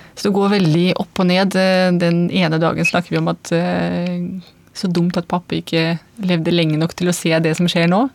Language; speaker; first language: Norwegian; non-native, fluent; Russian